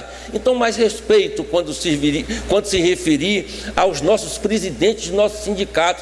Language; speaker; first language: Portuguese; native; Portuguese